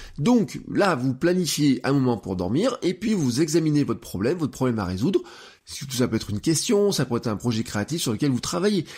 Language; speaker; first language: French; native; French